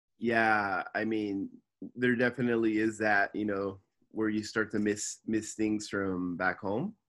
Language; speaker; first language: English; native; English